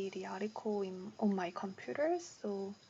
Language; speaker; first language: English; non-native, learner; Korean